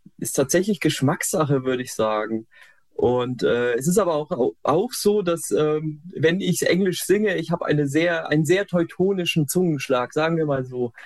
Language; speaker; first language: German; native; German